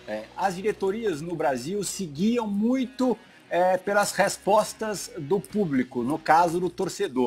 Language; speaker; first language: Portuguese; native; Portuguese